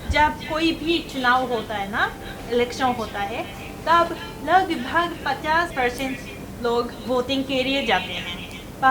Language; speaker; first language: Hindi; non-native, fluent; Japanese